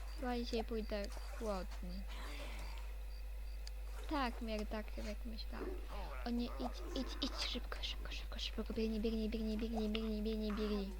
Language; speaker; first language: Polish; native; Polish